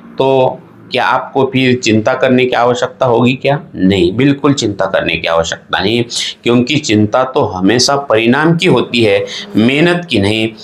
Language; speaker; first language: Hindi; non-native, local second language; Marathi